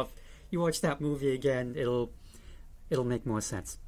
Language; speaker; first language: English; native; English